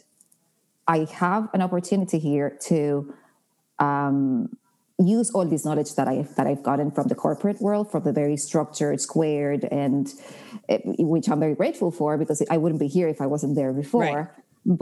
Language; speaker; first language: English; non-native, fluent; Spanish